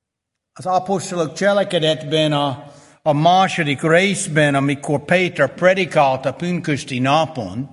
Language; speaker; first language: Hungarian; early bilingual, heritage; Hungarian